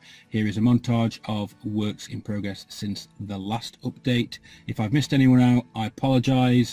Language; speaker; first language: English; native; English